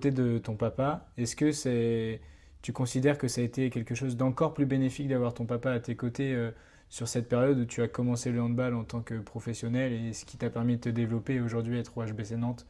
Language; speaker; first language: French; native; French